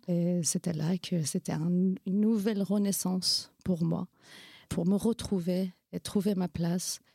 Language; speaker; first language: French; non-native, fluent; Kurdish